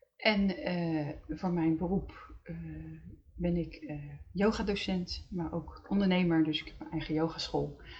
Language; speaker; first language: Dutch; native; Dutch